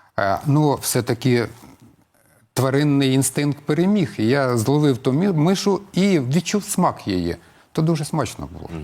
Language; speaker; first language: Ukrainian; non-native, local second language; Russian